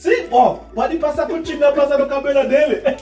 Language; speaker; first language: Portuguese; non-native, learner; Haitian Creole